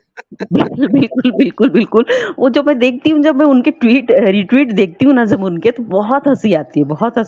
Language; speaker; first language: Hindi; native; Hindi